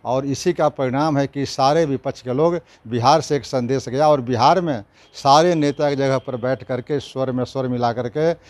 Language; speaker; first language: Hindi; native; Hindi